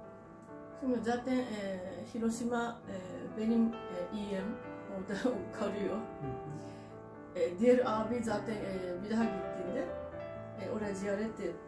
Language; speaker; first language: Turkish; non-native, fluent; Japanese